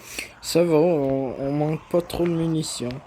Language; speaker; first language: French; native; French